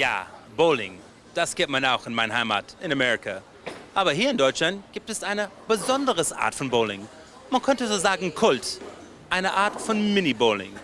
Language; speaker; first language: German; non-native, learner; English